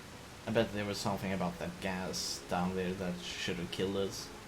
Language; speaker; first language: English; non-native, fluent; Chinese